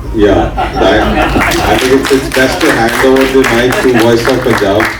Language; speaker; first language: English; non-native, local second language; Punjabi